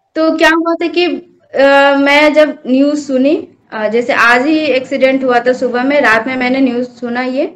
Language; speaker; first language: Hindi; native; Hindi